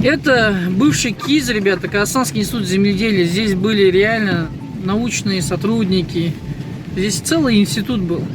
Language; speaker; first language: Russian; non-native, local second language; Kazakh